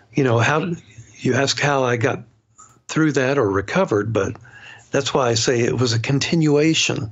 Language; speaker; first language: English; native; English